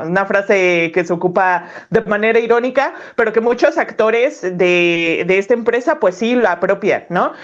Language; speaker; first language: Spanish; native; Spanish